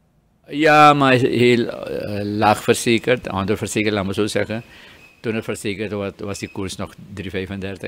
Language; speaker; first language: Dutch; native; Dutch